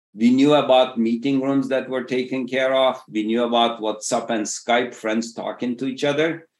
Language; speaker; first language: English; non-native, fluent; Turkish